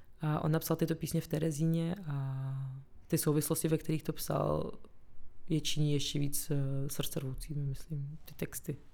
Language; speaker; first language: Czech; early bilingual, other home language; Russian